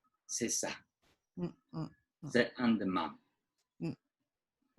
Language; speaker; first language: French; non-native, learner; Spanish